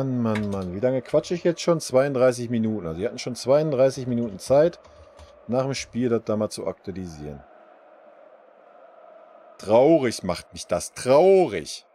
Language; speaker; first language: German; native; German